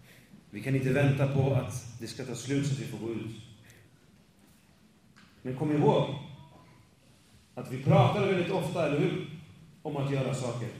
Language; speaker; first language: Swedish; native; Swedish